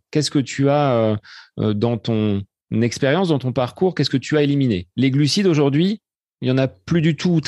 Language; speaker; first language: French; native; French